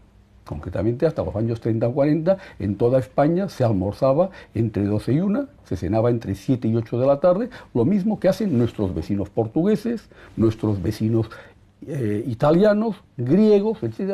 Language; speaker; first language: Spanish; native; Spanish